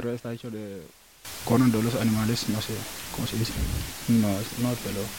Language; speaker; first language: Spanish; non-native, learner; Wolof